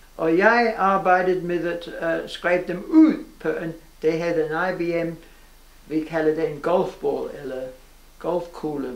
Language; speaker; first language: Danish; non-native, fluent; English